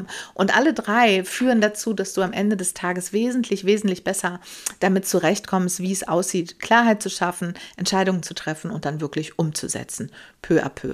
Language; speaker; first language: German; native; German